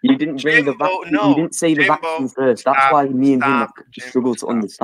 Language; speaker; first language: English; native; English